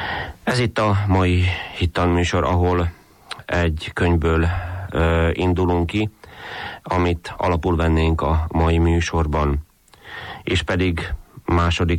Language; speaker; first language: Hungarian; native; Hungarian